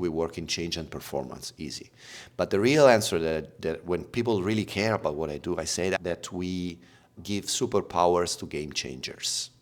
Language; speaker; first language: English; non-native, fluent; Italian